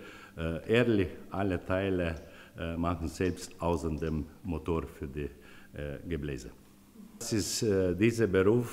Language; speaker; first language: German; non-native, learner; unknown